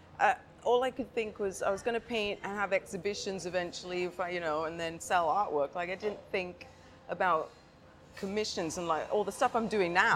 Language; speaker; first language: English; native; English